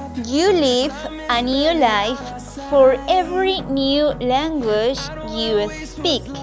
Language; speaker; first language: English; non-native, fluent; Spanish